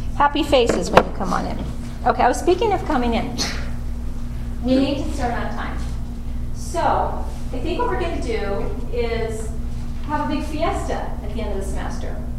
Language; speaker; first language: English; native; English